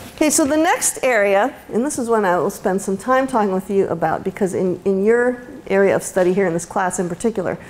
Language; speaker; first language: English; native; English